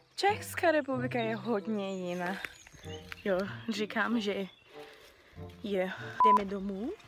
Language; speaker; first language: Czech; non-native, learner; Portuguese